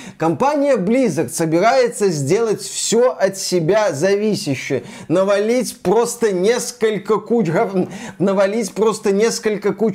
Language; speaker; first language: Russian; native; Russian